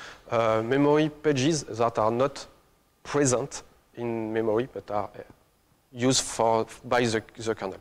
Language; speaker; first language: English; non-native, fluent; French